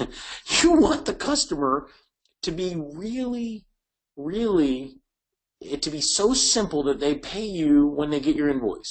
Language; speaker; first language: English; native; English